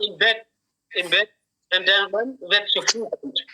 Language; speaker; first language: German; non-native, learner; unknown